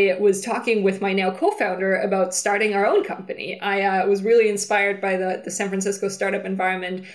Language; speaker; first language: English; non-native, fluent; German